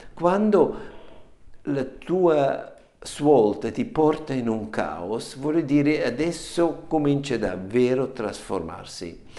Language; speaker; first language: Italian; non-native, fluent; German